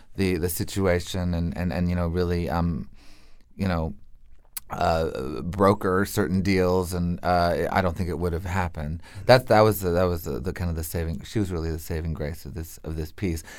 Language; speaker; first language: English; native; English